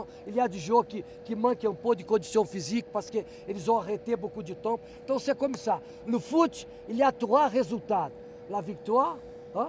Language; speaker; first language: French; non-native, fluent; Portuguese